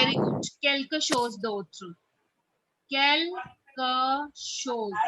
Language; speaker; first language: French; non-native, fluent; Hindi